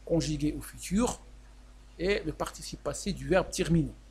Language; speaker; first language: French; non-native, local second language; Arabic